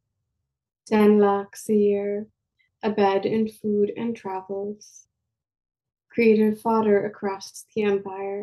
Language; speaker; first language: English; non-native, local second language; Urdu